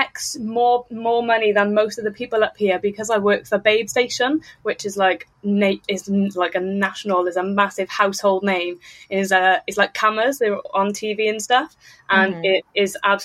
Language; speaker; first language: English; native; English